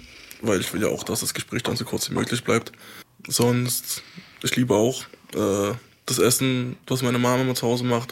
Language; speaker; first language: German; native; German